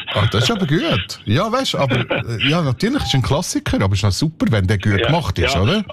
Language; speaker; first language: German; native; German